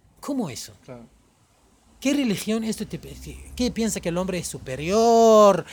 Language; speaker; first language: Spanish; non-native, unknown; Arabic